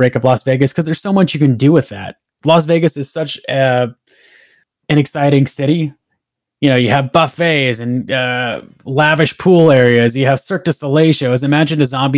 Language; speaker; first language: English; native; English